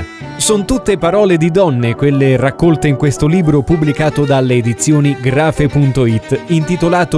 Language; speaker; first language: Italian; native; Italian